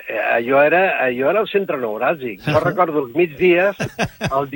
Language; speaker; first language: Catalan; native; Catalan